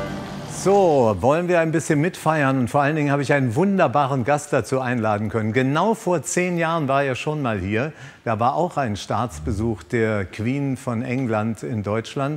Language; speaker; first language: German; native; German